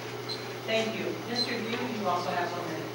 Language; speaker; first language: English; native; English